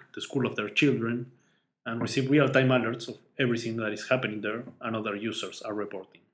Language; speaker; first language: English; non-native, fluent; Spanish